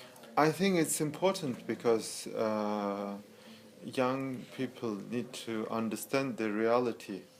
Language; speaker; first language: English; non-native, learner; Russian